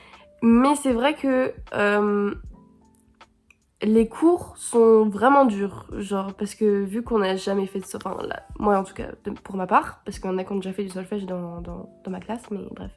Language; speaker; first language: French; native; French